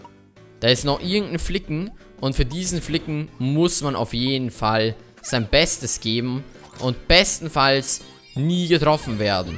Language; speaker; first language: German; native; German